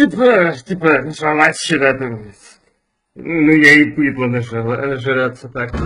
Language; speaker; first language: Russian; native; Russian